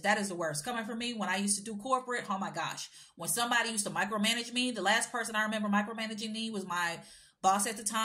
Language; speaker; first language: English; native; English